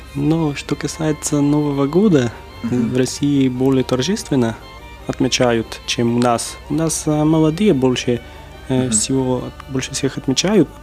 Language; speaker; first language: Russian; non-native, fluent; Macedonian